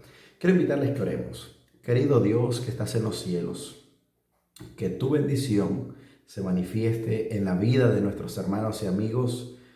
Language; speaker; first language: Spanish; native; Spanish